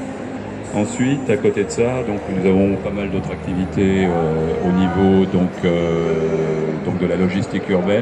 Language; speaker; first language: French; native; French